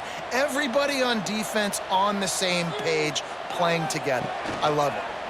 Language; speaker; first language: English; native; English